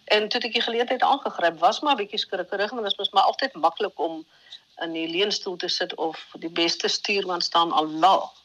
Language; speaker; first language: Afrikaans; native; Afrikaans